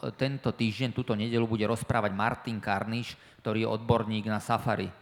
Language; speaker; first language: Slovak; native; Slovak